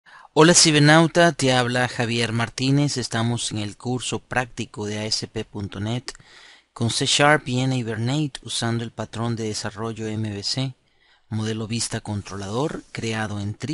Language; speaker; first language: Spanish; native; Spanish